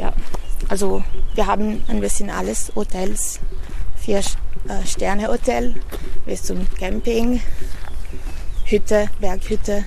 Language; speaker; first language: German; non-native, learner; Italian